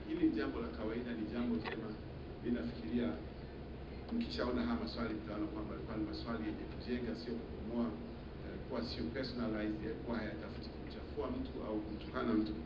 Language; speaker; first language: Swahili; native; Swahili